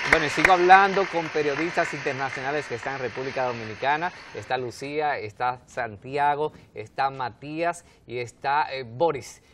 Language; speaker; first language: Spanish; native; Spanish